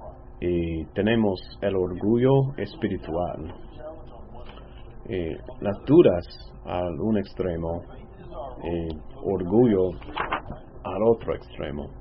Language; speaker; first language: Spanish; non-native, fluent; English